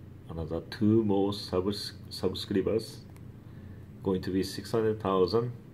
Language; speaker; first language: English; non-native, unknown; Japanese